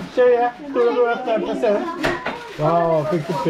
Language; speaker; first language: Swedish; native; Swedish